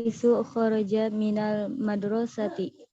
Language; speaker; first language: Arabic; non-native, learner; Indonesian